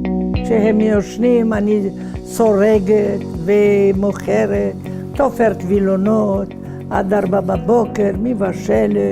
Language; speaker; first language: Hebrew; non-native, fluent; Arabic